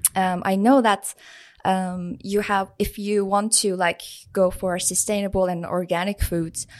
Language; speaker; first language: English; non-native, fluent; Persian